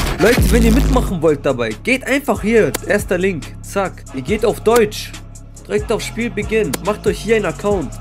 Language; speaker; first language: German; early bilingual, other home language; Kurdish